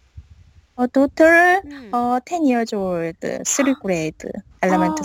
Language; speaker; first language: English; non-native, learner; Korean